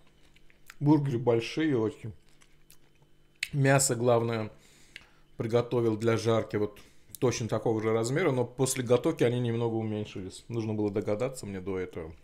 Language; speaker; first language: Russian; non-native, local second language; Azerbaijani